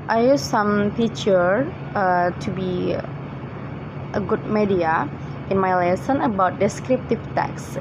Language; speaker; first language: English; non-native, fluent; Indonesian